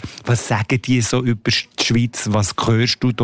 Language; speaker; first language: German; native; German